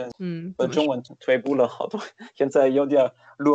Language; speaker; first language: Chinese; non-native, fluent; German